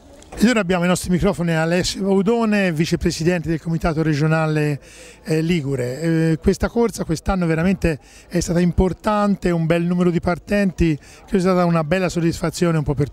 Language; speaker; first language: Italian; native; Italian